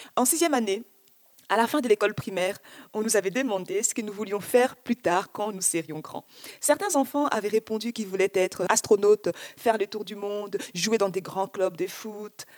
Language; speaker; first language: French; early bilingual, other home language; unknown